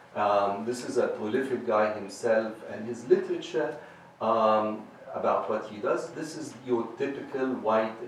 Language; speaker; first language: English; non-native, fluent; Arabic